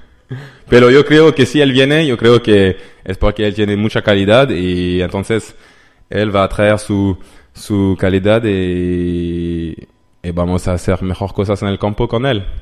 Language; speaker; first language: Spanish; non-native, learner; French